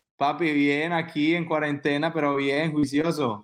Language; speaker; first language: Spanish; native; Spanish